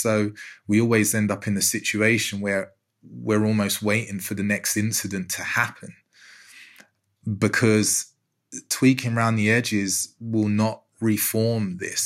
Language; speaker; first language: English; native; English